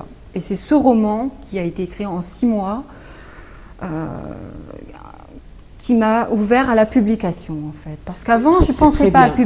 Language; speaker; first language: French; native; French